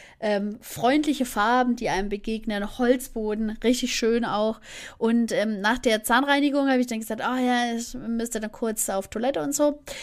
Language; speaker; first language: German; native; German